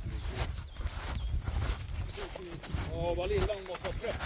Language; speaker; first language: Swedish; native; Swedish